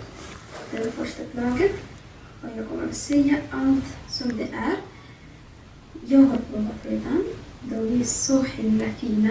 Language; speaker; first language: Swedish; non-native, learner; Amharic